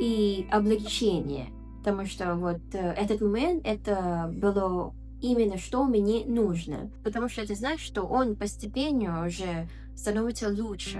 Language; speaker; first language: Russian; non-native, fluent; Filipino